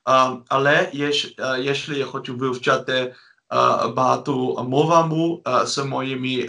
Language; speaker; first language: Ukrainian; non-native, learner; Dutch